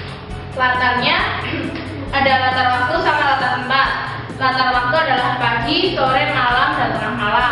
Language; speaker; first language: Indonesian; native; Indonesian